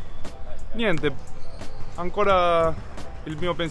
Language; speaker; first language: Italian; non-native, fluent; Spanish